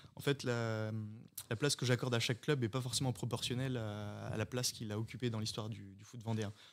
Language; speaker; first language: French; native; French